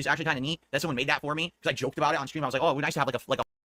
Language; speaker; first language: English; native; English